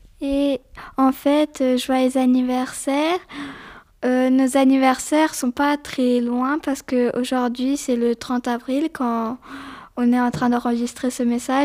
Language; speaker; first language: French; early bilingual, other home language; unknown